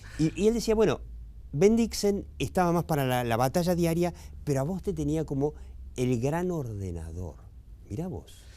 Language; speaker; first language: Spanish; native; Spanish